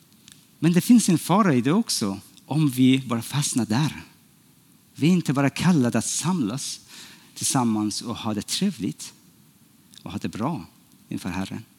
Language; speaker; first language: Swedish; non-native, fluent; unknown